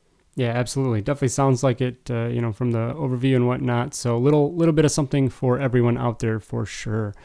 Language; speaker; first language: English; native; English